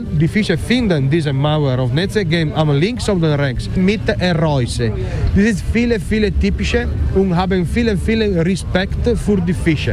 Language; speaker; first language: German; non-native, learner; Italian